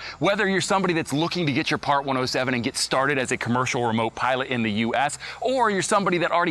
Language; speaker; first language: English; native; English